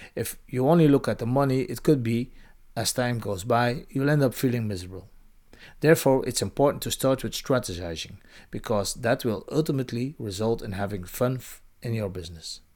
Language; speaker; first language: English; non-native, fluent; Dutch